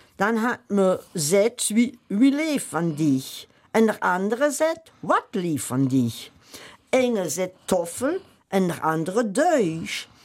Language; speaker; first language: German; native; German